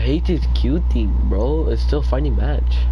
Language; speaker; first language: English; native; English